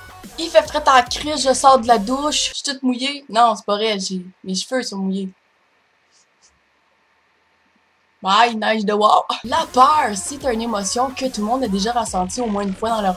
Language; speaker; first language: French; native; French